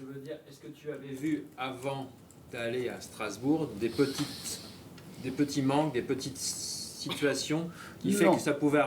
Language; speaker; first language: French; native; French